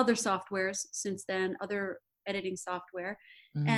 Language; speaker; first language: English; native; English